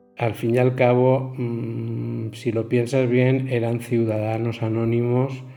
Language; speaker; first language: Spanish; native; Spanish